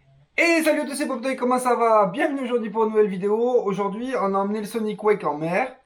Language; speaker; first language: French; native; French